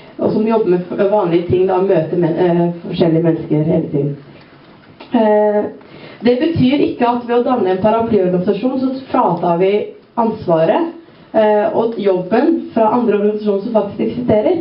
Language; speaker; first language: Norwegian; early bilingual, other home language; Somali